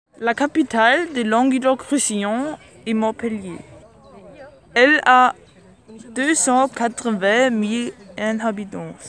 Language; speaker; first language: French; non-native, learner; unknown